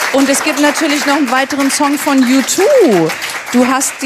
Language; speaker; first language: German; native; German